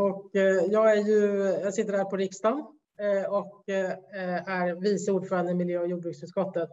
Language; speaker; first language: Swedish; native; Swedish